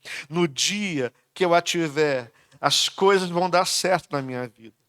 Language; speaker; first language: Portuguese; native; Portuguese